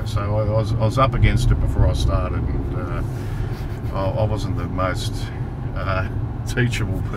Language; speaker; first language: English; native; English